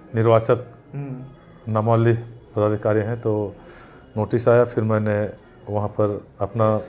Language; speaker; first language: Hindi; native; Hindi